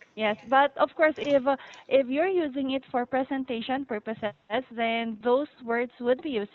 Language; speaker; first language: English; non-native, fluent; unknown